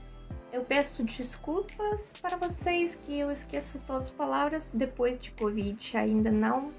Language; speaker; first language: Portuguese; non-native, learner; Russian